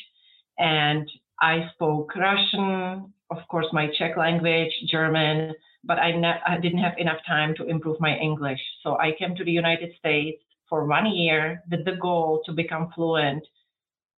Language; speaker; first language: English; non-native, fluent; Czech